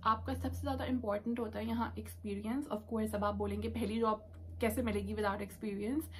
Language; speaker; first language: Urdu; native; Urdu